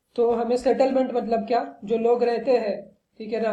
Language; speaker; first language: Hindi; non-native, local second language; Marathi